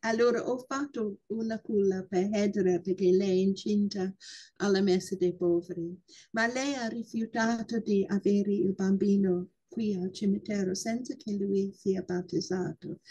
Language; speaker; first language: Italian; non-native, fluent; English